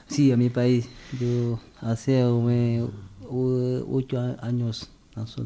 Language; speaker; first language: Spanish; non-native, learner; French